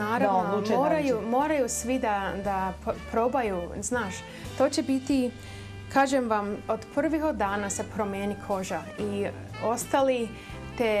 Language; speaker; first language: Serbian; early bilingual, heritage; Serbian